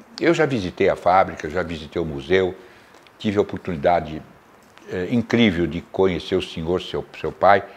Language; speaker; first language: Portuguese; native; Portuguese